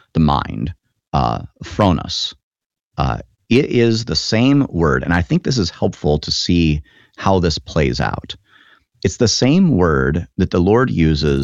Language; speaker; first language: English; native; English